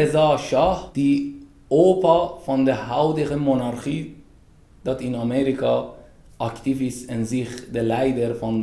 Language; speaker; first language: Dutch; non-native, fluent; Persian